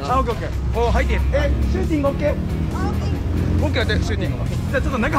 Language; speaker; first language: Japanese; native; Japanese